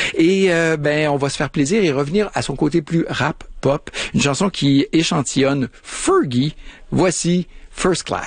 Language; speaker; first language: French; native; French